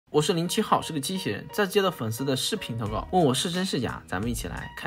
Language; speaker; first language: Chinese; native; Chinese